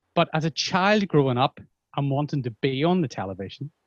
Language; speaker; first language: English; native; English